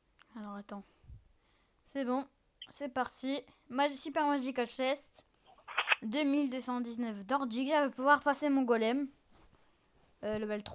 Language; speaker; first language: French; native; French